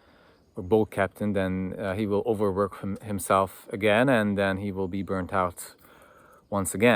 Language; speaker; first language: English; non-native, fluent; Hungarian